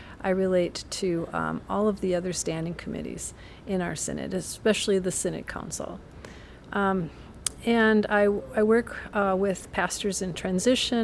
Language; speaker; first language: English; native; English